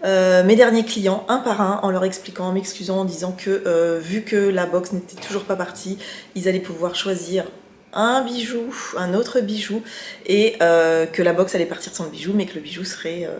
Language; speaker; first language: French; native; French